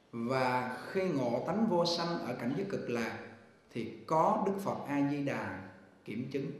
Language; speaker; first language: Vietnamese; native; Vietnamese